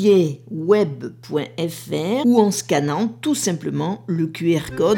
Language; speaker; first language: French; native; French